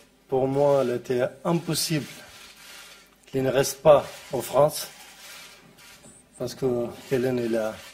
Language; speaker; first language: French; non-native, learner; Arabic